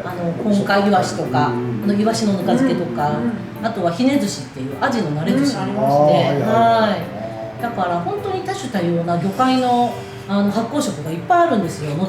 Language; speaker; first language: Japanese; native; Japanese